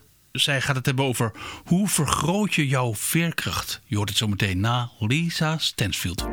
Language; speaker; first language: Dutch; native; Dutch